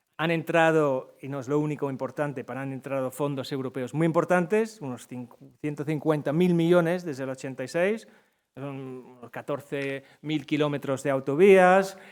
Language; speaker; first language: Spanish; non-native, fluent; English